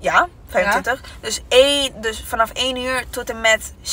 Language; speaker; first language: Dutch; non-native, learner; Italian